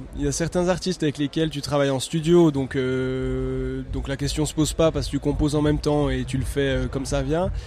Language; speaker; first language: French; native; French